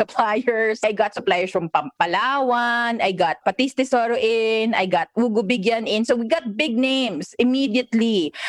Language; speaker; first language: English; non-native, local second language; Filipino